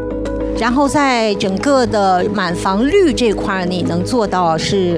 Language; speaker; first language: Chinese; native; Chinese